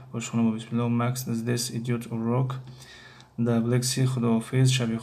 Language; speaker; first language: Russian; non-native, local second language; Tajik